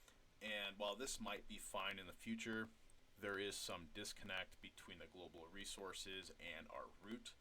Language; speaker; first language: English; native; English